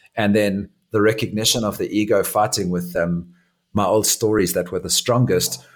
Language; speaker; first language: English; native; English